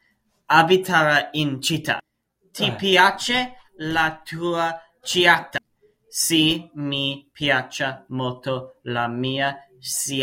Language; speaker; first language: Italian; non-native, learner; English